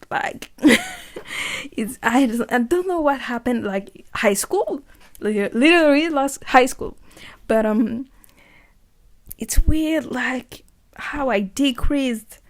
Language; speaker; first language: English; non-native, learner; French